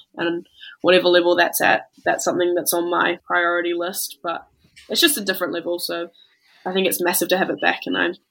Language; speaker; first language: English; native; English